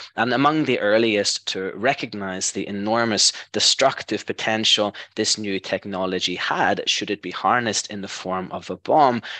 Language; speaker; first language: English; native; English